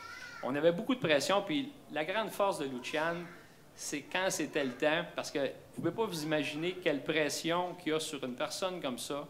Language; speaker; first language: French; native; French